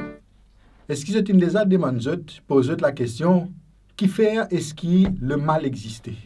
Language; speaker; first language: French; non-native, local second language; Haitian Creole